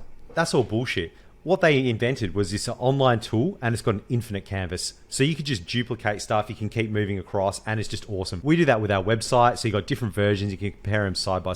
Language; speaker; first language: English; native; English